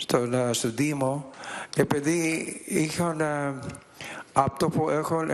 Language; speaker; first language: Greek; non-native, learner; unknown